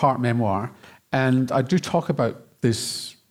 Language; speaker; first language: English; native; English